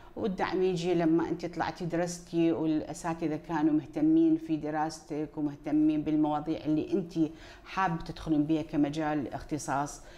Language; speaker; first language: Arabic; native; Arabic